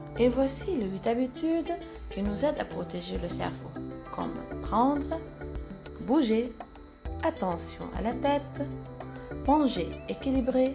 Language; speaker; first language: French; non-native, fluent; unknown